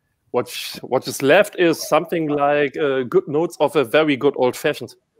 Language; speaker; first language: English; non-native, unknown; German